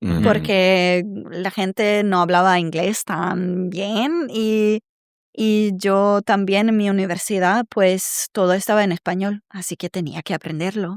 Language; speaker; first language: Spanish; non-native, fluent; Serbian